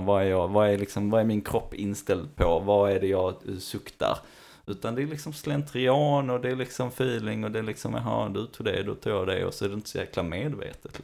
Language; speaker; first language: Swedish; native; Swedish